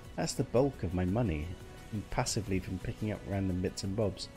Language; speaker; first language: English; native; English